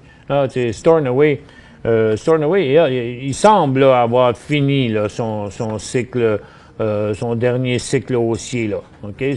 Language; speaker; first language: French; native; French